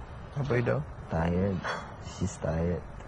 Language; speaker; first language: English; non-native, learner; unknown